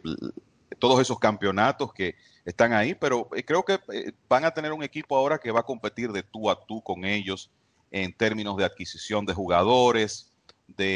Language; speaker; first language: Spanish; native; Spanish